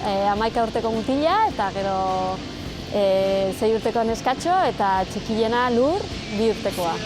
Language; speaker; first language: Basque; non-native, learner; Spanish